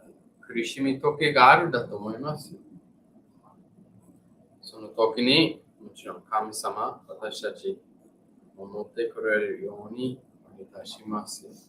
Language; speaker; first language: Japanese; non-native, fluent; English